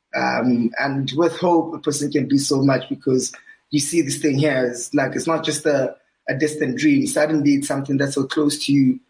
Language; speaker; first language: English; non-native, local second language; Southern Sotho